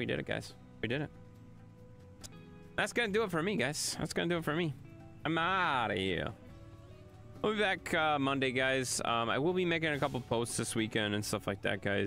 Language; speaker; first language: English; native; English